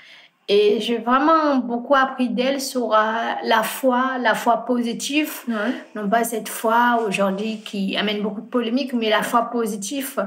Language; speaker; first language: French; non-native, fluent; Fula